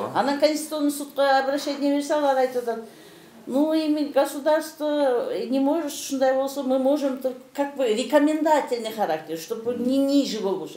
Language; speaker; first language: Russian; non-native, local second language; Kyrgyz